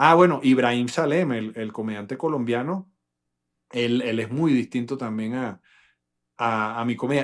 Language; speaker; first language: Spanish; non-native, local second language; English